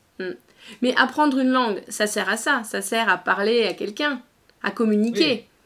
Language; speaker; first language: French; native; French